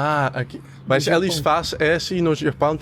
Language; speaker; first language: Portuguese; non-native, learner; English